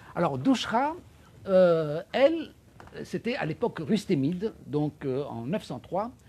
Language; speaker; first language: French; non-native, local second language; Arabic